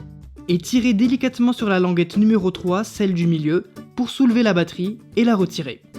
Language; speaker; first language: French; native; French